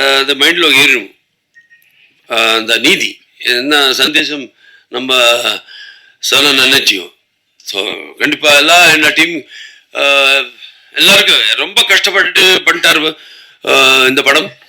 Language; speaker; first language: Tamil; non-native, local second language; Telugu